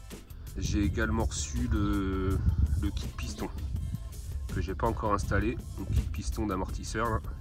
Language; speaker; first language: French; native; French